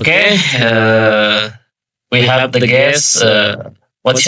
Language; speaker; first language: English; non-native, learner; Indonesian